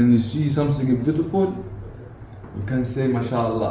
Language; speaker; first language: English; non-native, learner; Arabic